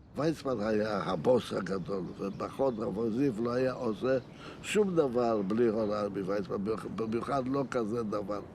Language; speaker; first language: Hebrew; non-native, fluent; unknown